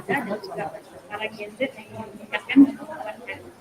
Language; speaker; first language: Indonesian; native; Indonesian